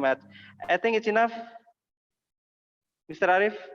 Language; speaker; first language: English; non-native, learner; Indonesian